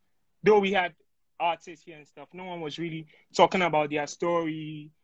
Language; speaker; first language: English; non-native, local second language; Akan